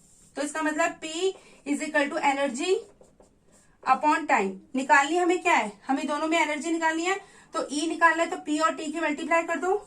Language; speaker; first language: Hindi; native; Hindi